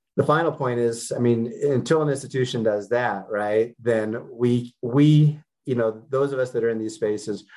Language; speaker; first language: English; native; English